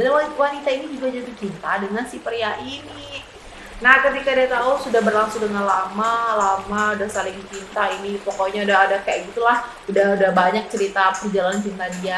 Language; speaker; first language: Indonesian; native; Indonesian